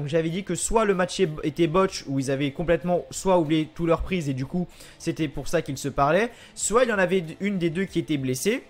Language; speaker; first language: French; native; French